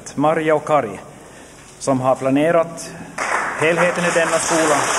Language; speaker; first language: Swedish; native; Swedish